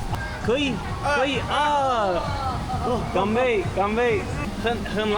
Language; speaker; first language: Chinese; non-native, learner; English